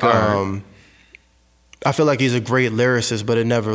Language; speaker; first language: English; native; English